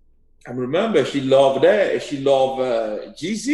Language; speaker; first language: English; non-native, learner; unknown